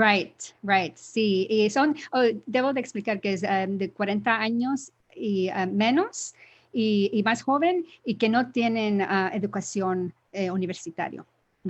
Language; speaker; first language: Spanish; early bilingual, other home language; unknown